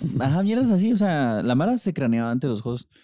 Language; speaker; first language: Spanish; native; Spanish